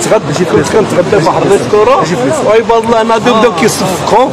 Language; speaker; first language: Arabic; native; Arabic